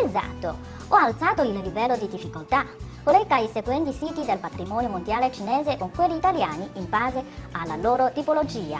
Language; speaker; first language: Italian; non-native, fluent; Chinese